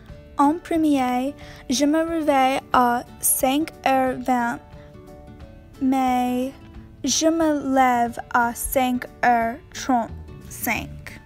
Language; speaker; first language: French; non-native, learner; English